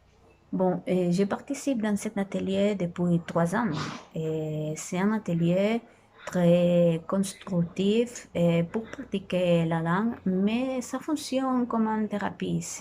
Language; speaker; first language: French; non-native, fluent; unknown